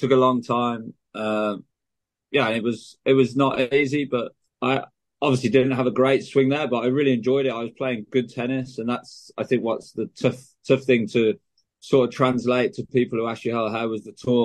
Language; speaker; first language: English; native; English